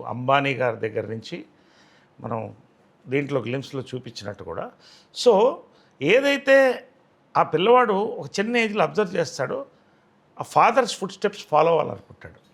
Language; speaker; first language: Telugu; native; Telugu